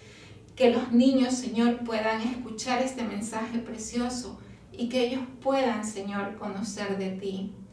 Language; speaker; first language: Spanish; native; Spanish